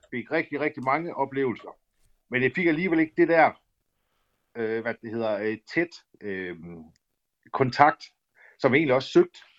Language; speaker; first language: Danish; native; Danish